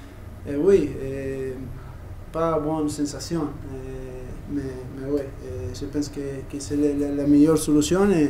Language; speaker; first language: French; non-native, learner; Spanish